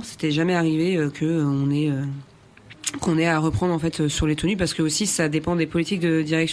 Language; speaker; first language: French; native; French